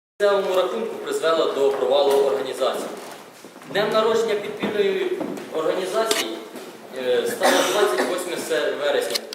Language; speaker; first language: Ukrainian; native; Ukrainian